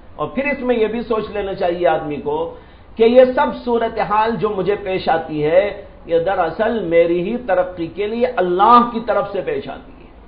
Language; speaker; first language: Urdu; native; Urdu